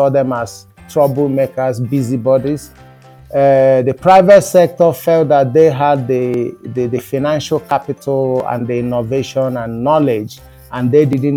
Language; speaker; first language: English; non-native, local second language; Igbo